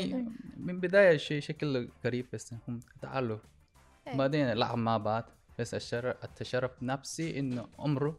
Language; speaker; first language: Arabic; non-native, learner; Korean